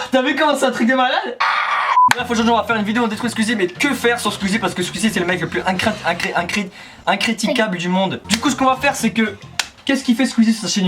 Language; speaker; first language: French; native; French